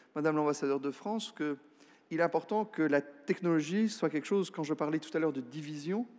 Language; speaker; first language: French; non-native, local second language; Luxembourgish